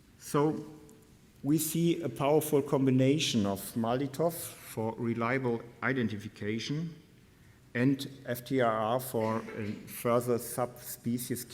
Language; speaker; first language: English; non-native, fluent; German